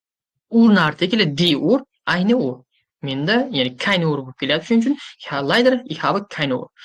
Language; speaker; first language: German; non-native, fluent; Uzbek